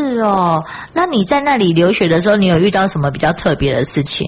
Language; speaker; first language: Chinese; native; Chinese